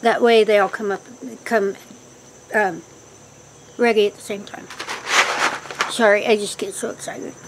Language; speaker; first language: English; native; English